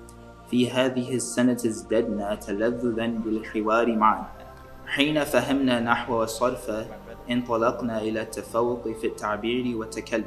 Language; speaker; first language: Arabic; non-native, fluent; English